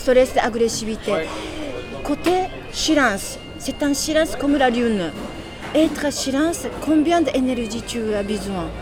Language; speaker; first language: French; non-native, learner; Japanese